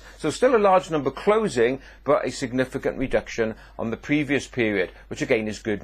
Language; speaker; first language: English; native; English